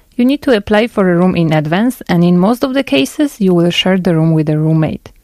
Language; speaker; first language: English; non-native, fluent; Polish